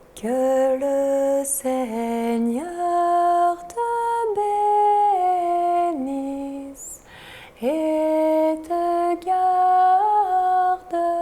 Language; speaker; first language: French; native; French